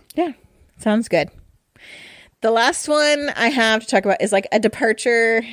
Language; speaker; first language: English; native; English